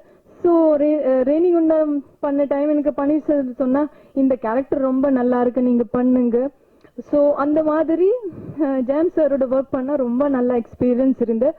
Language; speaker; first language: Tamil; non-native, learner; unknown